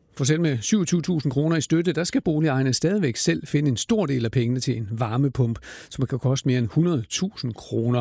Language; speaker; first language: Danish; native; Danish